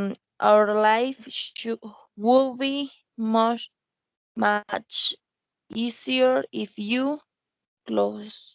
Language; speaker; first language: English; non-native, learner; Spanish